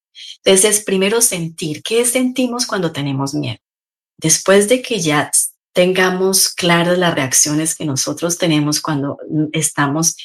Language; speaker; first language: Spanish; native; Spanish